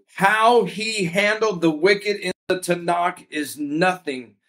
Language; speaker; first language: English; native; English